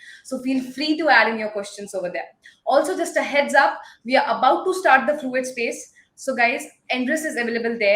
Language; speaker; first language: English; non-native, local second language; Hindi